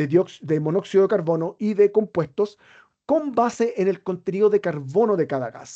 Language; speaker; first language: Spanish; native; Spanish